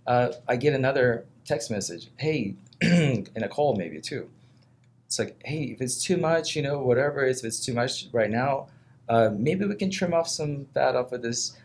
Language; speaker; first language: English; non-native, fluent; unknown